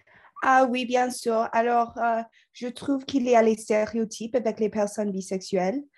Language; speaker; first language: French; non-native, learner; English